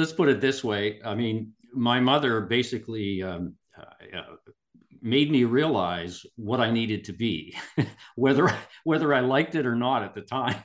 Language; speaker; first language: English; native; English